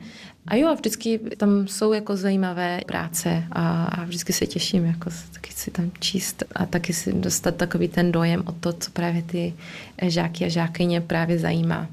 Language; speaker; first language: Czech; early bilingual, heritage; Czech